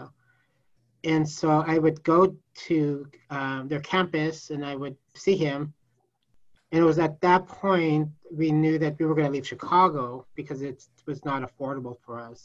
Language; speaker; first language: English; native; English